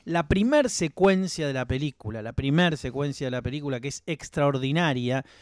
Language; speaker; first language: Spanish; native; Spanish